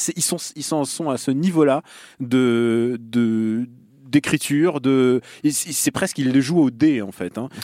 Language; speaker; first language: French; non-native, fluent; Russian